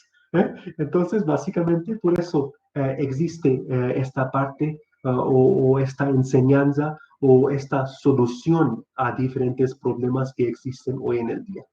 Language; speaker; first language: Spanish; non-native, fluent; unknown